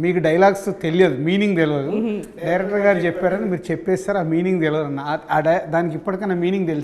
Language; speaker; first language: Telugu; native; Telugu